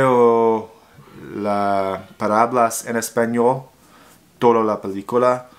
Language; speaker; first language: Spanish; non-native, learner; English